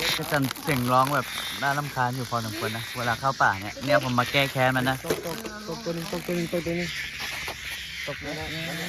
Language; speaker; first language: Thai; non-native, local second language; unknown